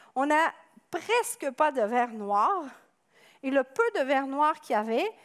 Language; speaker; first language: French; native; French